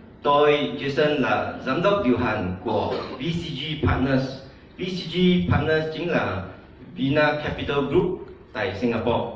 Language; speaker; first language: Vietnamese; non-native, fluent; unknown